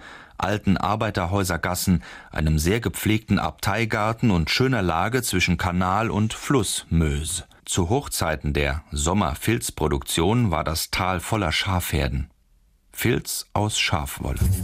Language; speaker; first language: German; native; German